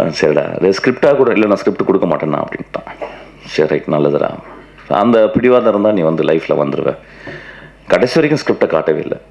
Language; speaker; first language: Tamil; non-native, local second language; Malayalam